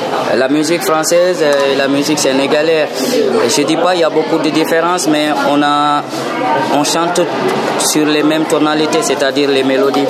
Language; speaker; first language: French; non-native, local second language; Fula